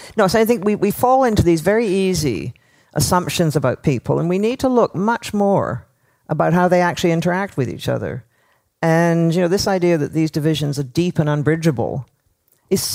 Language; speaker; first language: English; native; English